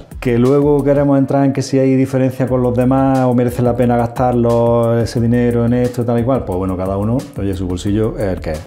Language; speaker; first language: Spanish; native; Spanish